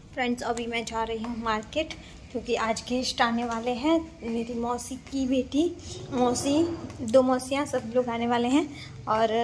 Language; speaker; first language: Hindi; non-native, local second language; Gujarati